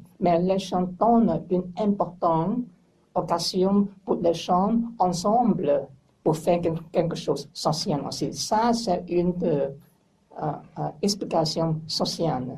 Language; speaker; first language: French; non-native, learner; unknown